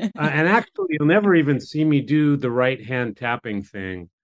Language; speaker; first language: English; native; English